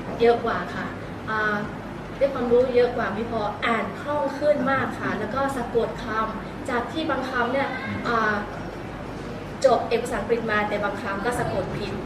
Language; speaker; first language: Thai; native; Thai